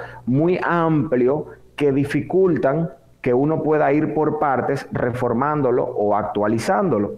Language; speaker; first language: Spanish; native; Spanish